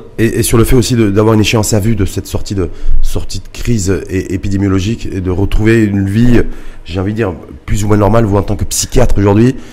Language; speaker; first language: French; non-native, local second language; Arabic